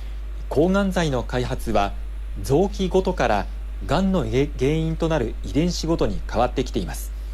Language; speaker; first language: Japanese; native; Japanese